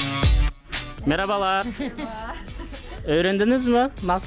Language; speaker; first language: Turkish; non-native, learner; Kazakh